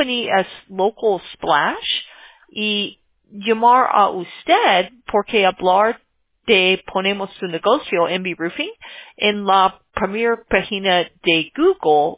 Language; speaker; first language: Spanish; non-native, learner; English